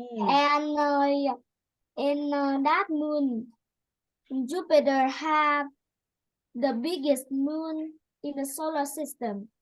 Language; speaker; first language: English; non-native, learner; Vietnamese